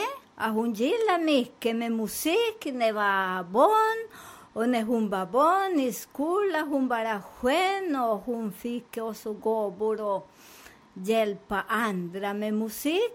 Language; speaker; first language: Swedish; non-native, learner; Spanish